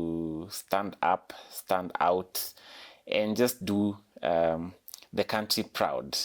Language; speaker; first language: English; non-native, local second language; Swahili